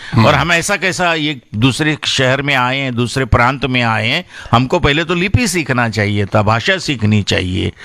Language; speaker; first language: Hindi; non-native, local second language; Marathi